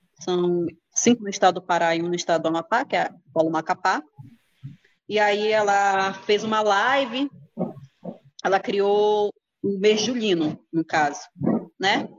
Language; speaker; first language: Portuguese; native; Portuguese